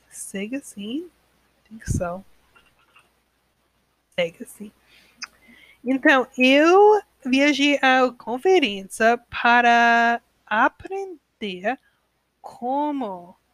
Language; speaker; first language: Portuguese; non-native, learner; English